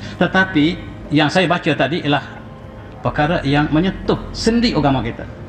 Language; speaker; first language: Malay; native; Malay